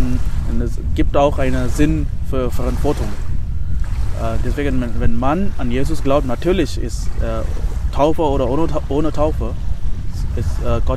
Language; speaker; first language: German; non-native, fluent; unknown